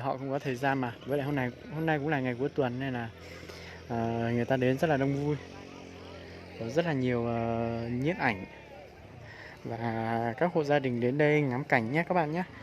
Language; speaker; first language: Vietnamese; non-native, local second language; Hmong